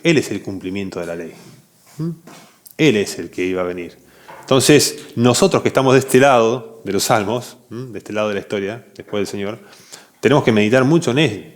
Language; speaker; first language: Spanish; native; Spanish